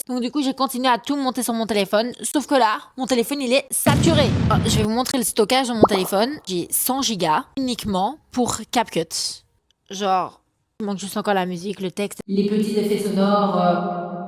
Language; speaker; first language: French; native; French